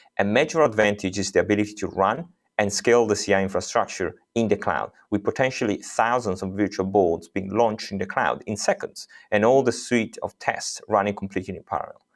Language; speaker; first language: English; non-native, fluent; Italian